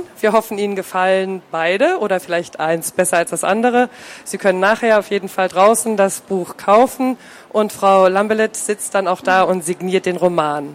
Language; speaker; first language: German; native; German